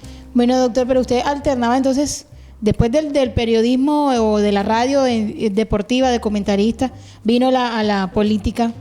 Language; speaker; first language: Spanish; native; Spanish